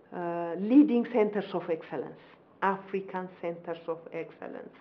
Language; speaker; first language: English; non-native, fluent; Amharic